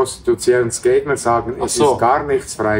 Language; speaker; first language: German; native; German